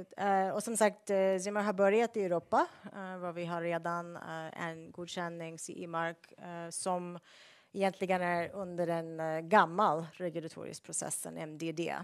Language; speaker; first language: Swedish; non-native, fluent; English